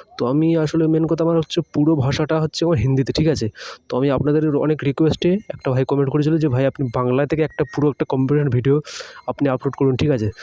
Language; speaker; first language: Bangla; non-native, local second language; Hindi